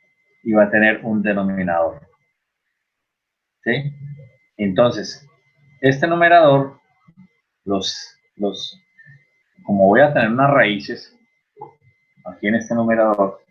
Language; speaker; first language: Spanish; native; Spanish